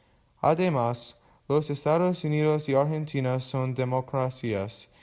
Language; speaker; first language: Spanish; non-native, learner; English